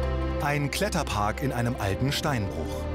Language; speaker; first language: German; native; German